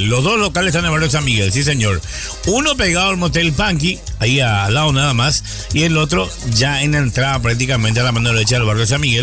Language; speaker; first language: Spanish; native; Spanish